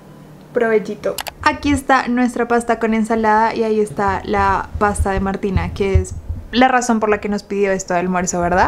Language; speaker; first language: Spanish; native; Spanish